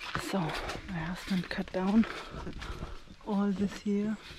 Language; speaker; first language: English; non-native, fluent; German